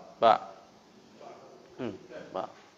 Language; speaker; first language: Arabic; non-native, fluent; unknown